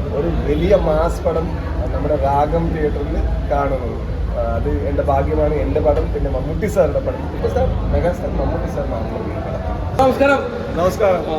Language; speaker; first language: Malayalam; non-native, learner; Kannada